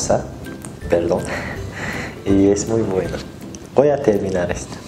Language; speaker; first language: Spanish; non-native, learner; Turkish